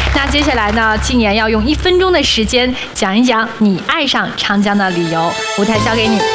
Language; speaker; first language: Chinese; native; Chinese